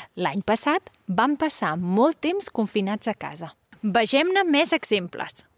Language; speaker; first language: Catalan; native; Catalan